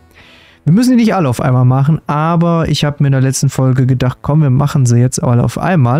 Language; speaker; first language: German; native; German